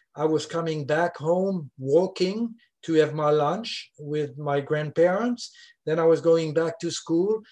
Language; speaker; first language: English; non-native, fluent; French